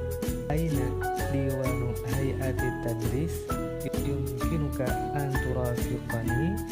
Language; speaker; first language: Arabic; non-native, learner; Indonesian